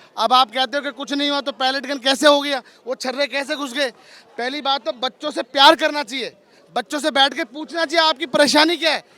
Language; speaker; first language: Hindi; native; Hindi